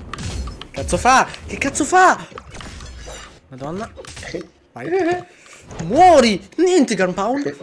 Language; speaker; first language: Italian; native; Italian